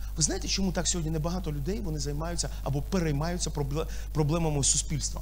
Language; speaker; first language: Ukrainian; non-native, local second language; Russian